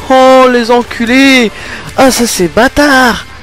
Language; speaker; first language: French; native; French